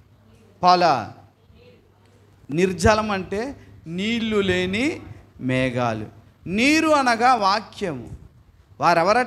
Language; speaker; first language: Telugu; native; Telugu